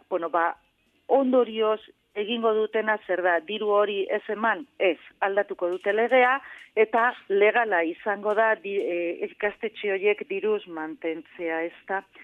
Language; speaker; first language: Basque; non-native, local second language; Spanish